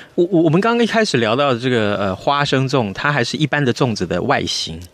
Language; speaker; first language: Chinese; native; Chinese